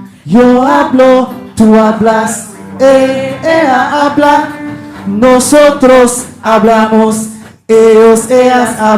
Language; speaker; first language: Spanish; non-native, learner; English